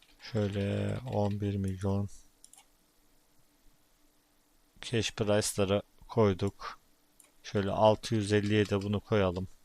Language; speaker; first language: Turkish; native; Turkish